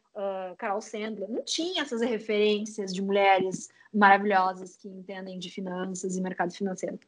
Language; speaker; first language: Portuguese; native; Portuguese